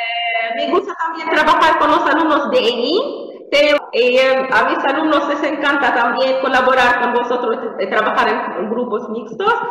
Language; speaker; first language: Spanish; non-native, fluent; Arabic